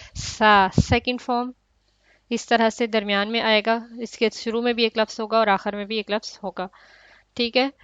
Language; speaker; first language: Urdu; native; Urdu